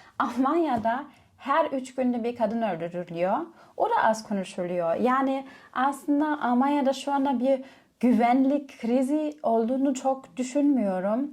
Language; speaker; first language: Turkish; non-native, fluent; German